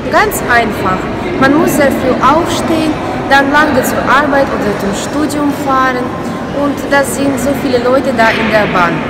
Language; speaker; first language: German; non-native, learner; Russian